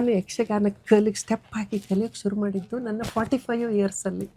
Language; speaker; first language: Kannada; native; Kannada